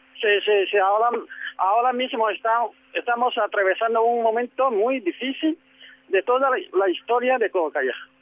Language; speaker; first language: Spanish; non-native, learner; Chinese